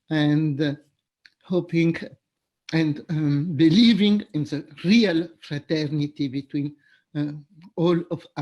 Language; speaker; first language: English; non-native, fluent; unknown